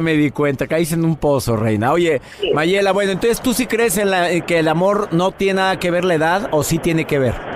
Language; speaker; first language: Spanish; native; Spanish